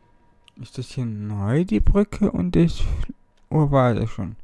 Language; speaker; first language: German; native; German